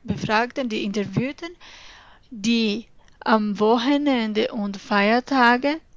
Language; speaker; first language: German; non-native, fluent; Portuguese